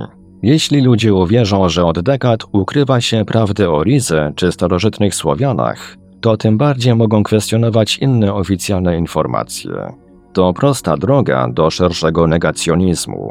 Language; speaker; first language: Polish; native; Polish